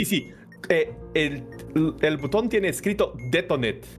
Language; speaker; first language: Spanish; non-native, learner; Portuguese